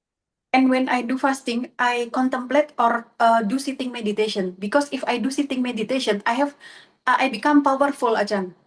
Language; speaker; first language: English; non-native, learner; Indonesian